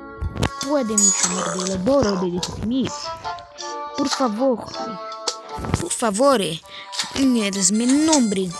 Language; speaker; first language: Spanish; non-native, learner; Portuguese